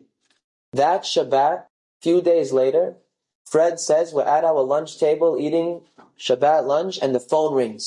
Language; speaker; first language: English; native; English